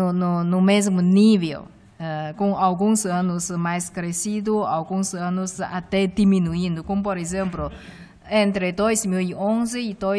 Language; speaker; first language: Portuguese; non-native, fluent; Chinese